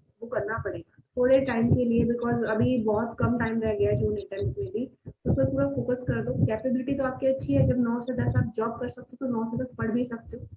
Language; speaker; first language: Hindi; native; Hindi